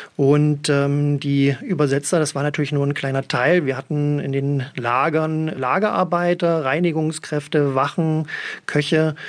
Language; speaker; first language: German; native; German